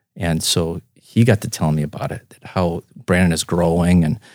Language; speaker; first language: English; native; English